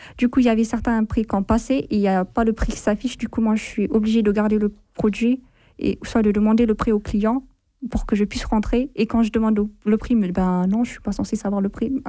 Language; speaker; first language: French; non-native, fluent; Amharic